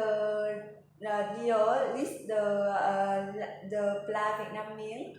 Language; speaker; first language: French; non-native, learner; Vietnamese